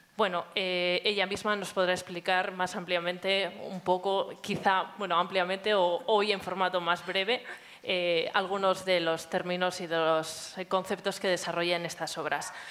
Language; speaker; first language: Spanish; native; Spanish